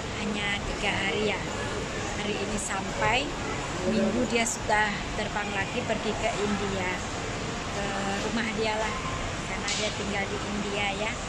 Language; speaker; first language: Indonesian; non-native, local second language; Javanese